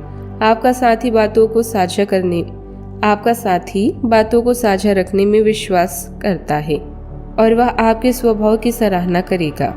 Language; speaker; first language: Hindi; native; Hindi